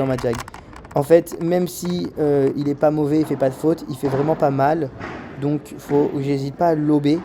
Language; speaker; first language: French; native; French